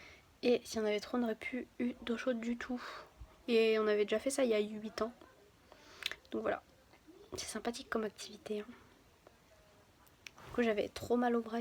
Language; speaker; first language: French; native; French